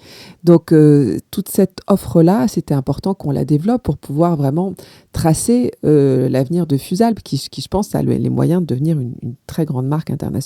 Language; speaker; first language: French; native; French